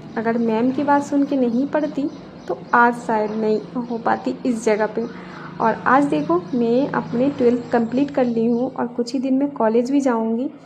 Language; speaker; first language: Hindi; non-native, local second language; Bangla